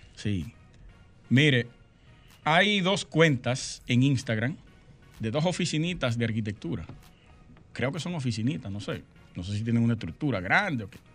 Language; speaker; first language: Spanish; native; Spanish